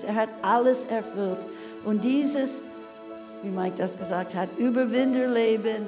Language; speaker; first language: German; non-native, fluent; English